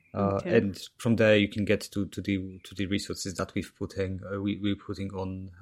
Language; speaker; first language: English; non-native, fluent; Polish